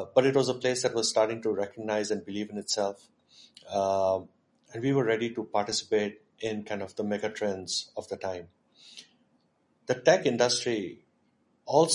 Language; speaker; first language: English; non-native, local second language; Marathi